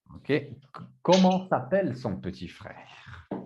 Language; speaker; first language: French; non-native, fluent; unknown